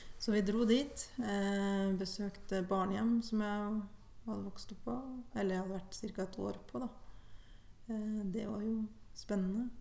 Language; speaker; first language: Norwegian; native; Norwegian